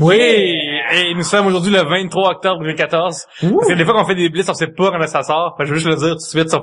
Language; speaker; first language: French; native; French